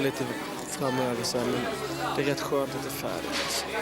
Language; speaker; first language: Swedish; native; Swedish